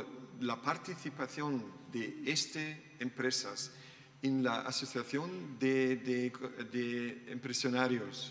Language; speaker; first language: Spanish; non-native, learner; German